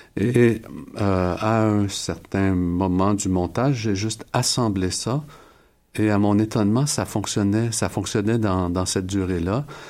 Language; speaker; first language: French; native; French